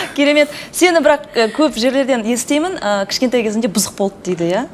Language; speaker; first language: Kazakh; native; Kazakh